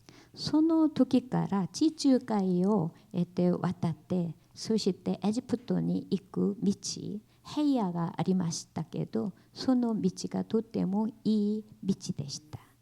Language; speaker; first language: Japanese; non-native, learner; Korean